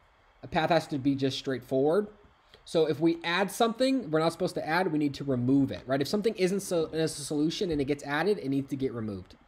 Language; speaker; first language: English; native; English